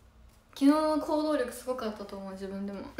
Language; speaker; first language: Japanese; native; Japanese